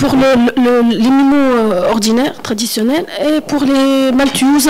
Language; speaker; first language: French; non-native, local second language; Arabic